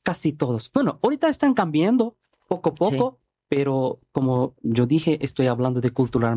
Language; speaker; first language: Spanish; non-native, learner; Bangla